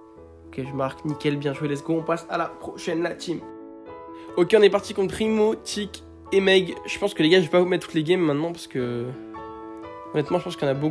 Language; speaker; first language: French; native; French